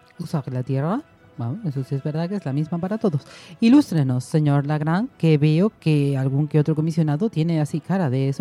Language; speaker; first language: Spanish; native; Spanish